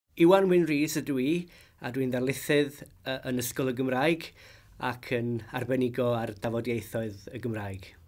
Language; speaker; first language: Welsh; native; Welsh